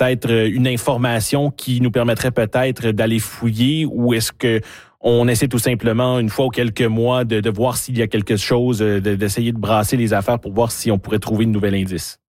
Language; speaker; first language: French; native; French